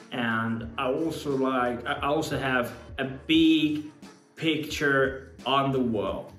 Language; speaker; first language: English; non-native, fluent; Russian